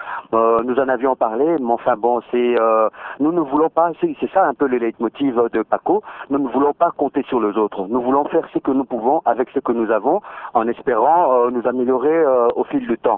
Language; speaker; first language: French; non-native, local second language; Luba-Lulua